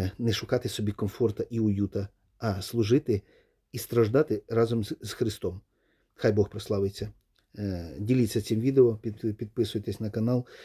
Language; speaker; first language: Ukrainian; non-native, local second language; Russian